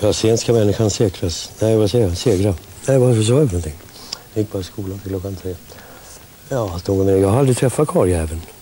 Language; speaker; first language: Swedish; native; Swedish